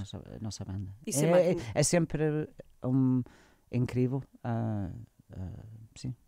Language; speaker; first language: Portuguese; non-native, learner; English